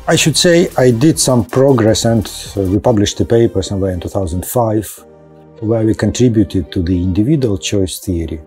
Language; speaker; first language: English; non-native, fluent; Russian